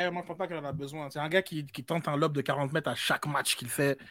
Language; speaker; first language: French; native; French